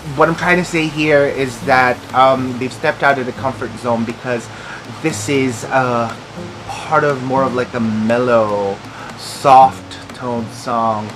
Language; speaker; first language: English; non-native, local second language; Filipino